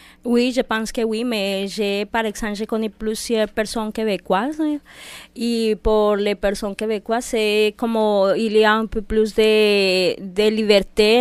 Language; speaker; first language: French; non-native, fluent; Spanish